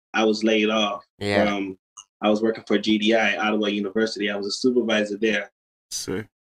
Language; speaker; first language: English; native; English